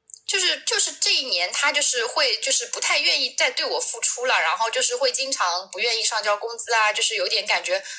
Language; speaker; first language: Chinese; native; Chinese